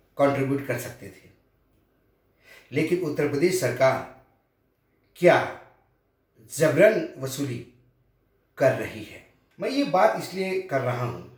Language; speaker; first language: Hindi; non-native, local second language; Marathi